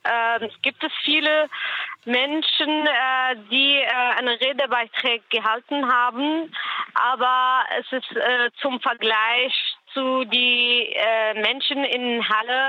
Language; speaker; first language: German; non-native, learner; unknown